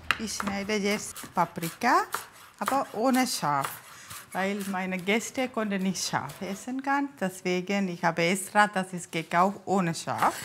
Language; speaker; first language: German; non-native, learner; Tamil